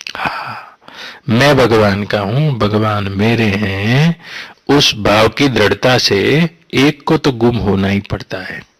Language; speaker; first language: Hindi; non-native, local second language; Gujarati